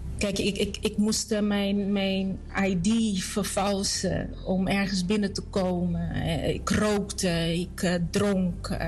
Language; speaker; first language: Dutch; non-native, fluent; Portuguese